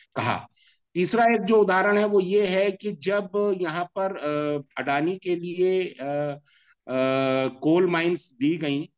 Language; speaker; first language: Hindi; native; Hindi